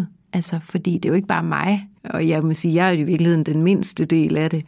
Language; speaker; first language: Danish; native; Danish